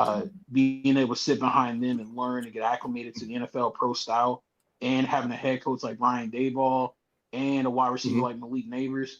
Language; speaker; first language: English; native; English